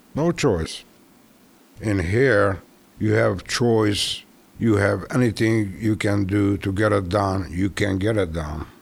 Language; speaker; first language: English; non-native, learner; Hungarian